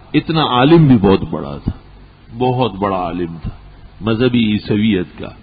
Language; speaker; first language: Urdu; non-native, local second language; Pashto